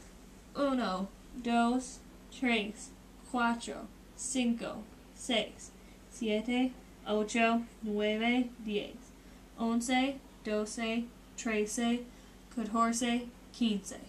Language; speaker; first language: Spanish; non-native, learner; English